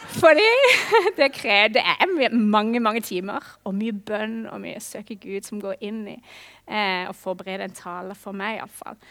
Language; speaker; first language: Norwegian; non-native, fluent; English